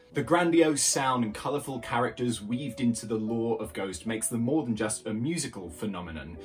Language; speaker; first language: English; native; English